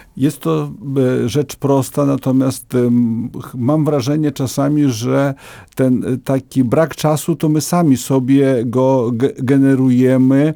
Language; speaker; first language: Polish; native; Polish